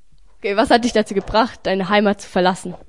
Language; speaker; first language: German; native; German